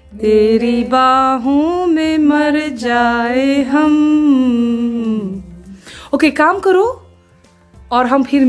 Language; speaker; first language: Hindi; non-native, fluent; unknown